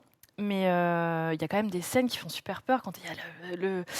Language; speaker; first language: French; native; French